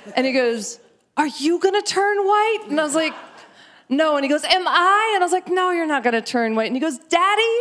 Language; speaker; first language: English; native; English